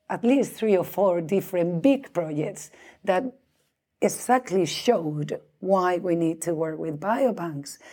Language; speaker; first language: English; non-native, fluent; Spanish